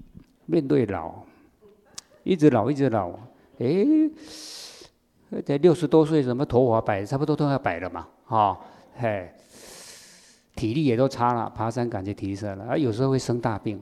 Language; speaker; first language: Chinese; native; Chinese